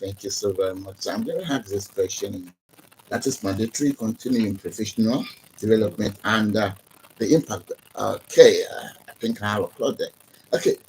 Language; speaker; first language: English; non-native, local second language; Yoruba